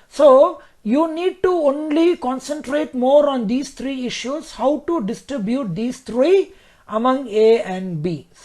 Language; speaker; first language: English; non-native, local second language; Kannada